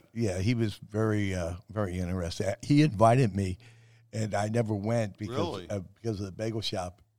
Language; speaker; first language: English; native; English